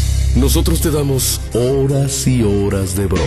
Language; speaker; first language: Spanish; native; Spanish